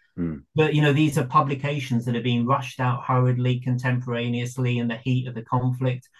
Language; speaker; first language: English; native; English